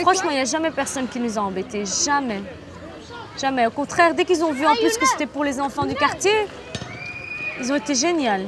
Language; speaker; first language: French; early bilingual, other home language; Arabic